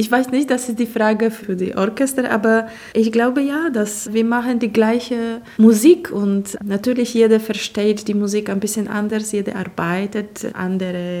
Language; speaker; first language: German; non-native, fluent; Polish